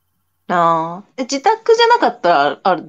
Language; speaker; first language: Japanese; native; Japanese